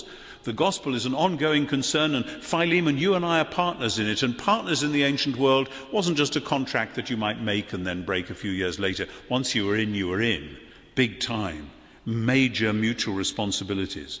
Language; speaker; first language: English; native; English